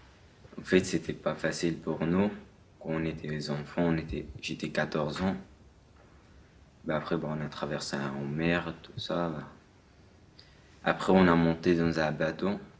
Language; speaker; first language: French; non-native, learner; Arabic